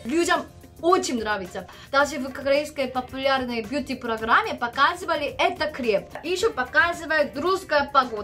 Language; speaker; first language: Russian; non-native, learner; Korean